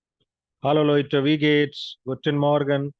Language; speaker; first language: German; non-native, fluent; Hindi